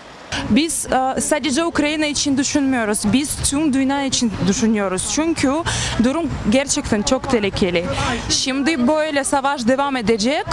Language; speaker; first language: Turkish; non-native, learner; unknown